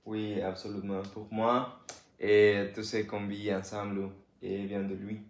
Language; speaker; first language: French; non-native, learner; Spanish